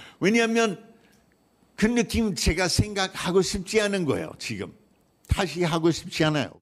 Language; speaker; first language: Korean; non-native, fluent; English